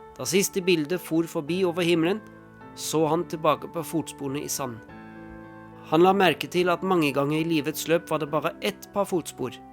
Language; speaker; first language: Norwegian; non-native, fluent; German